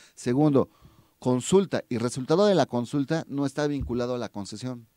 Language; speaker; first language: Spanish; native; Spanish